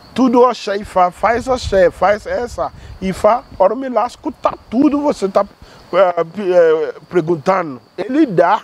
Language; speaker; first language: Portuguese; non-native, learner; Yoruba